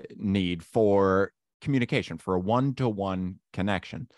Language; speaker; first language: English; native; English